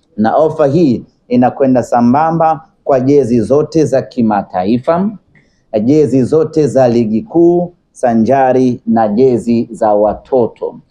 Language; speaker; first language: Swahili; native; Swahili